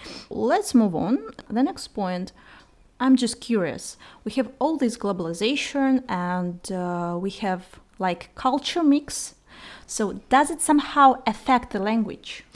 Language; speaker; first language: English; non-native, fluent; Russian